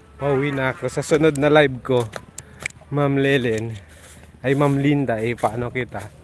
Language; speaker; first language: Filipino; non-native, local second language; Bikol